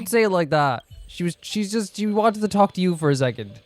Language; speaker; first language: English; native; English